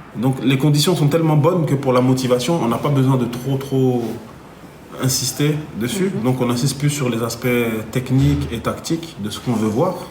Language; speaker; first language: French; native; French